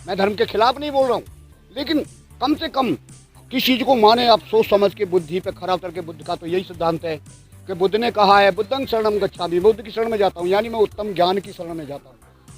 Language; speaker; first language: Hindi; native; Hindi